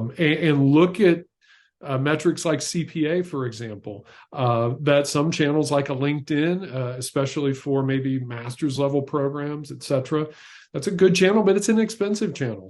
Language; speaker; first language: English; native; English